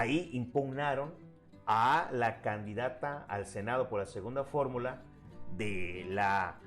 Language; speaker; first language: Spanish; native; Spanish